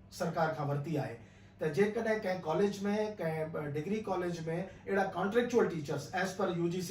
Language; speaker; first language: Sindhi; native; Sindhi